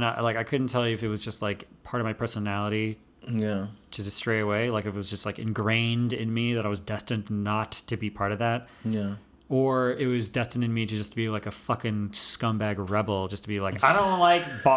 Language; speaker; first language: English; native; English